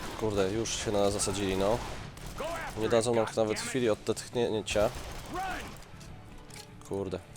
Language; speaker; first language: Polish; native; Polish